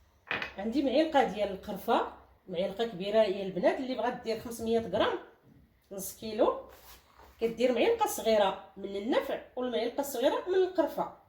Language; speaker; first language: Arabic; native; Arabic